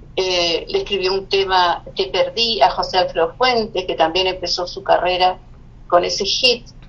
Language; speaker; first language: Spanish; native; Spanish